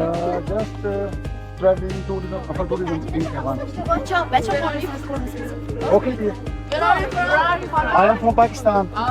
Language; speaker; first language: English; non-native, learner; Urdu